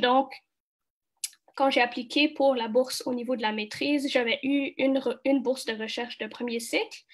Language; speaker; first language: French; early bilingual, other home language; Kinyarwanda